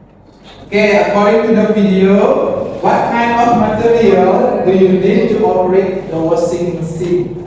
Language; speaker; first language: English; non-native, learner; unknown